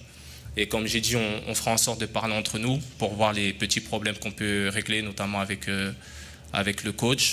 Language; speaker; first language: French; native; French